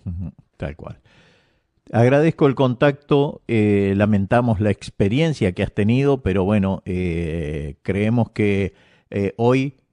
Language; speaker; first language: Spanish; native; Spanish